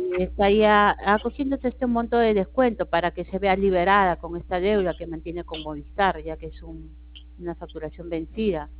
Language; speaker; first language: Spanish; native; Spanish